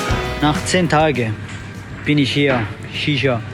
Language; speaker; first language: German; non-native, fluent; Arabic